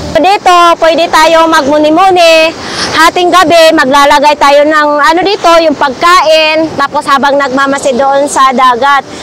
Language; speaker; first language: Filipino; non-native, local second language; Masbatenyo